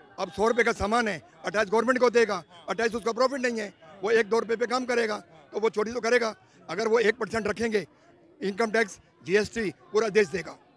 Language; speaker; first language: Hindi; native; Hindi